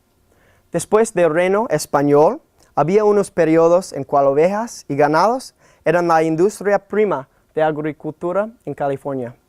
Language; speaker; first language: Spanish; non-native, learner; English